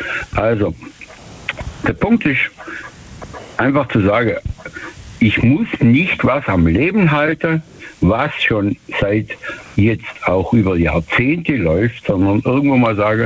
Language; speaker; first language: German; native; German